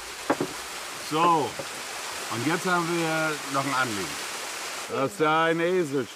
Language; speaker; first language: German; native; German